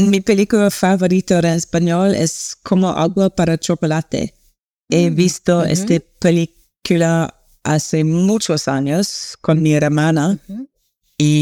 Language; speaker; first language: Spanish; non-native, learner; English